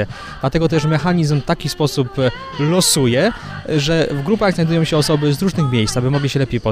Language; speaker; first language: Polish; native; Polish